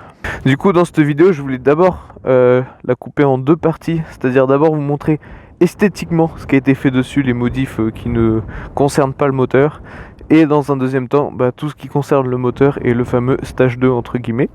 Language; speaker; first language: French; native; French